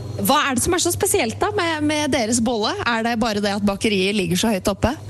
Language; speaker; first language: Norwegian; native; Norwegian